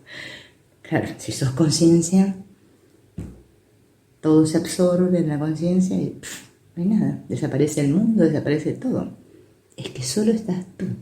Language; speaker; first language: Spanish; native; Spanish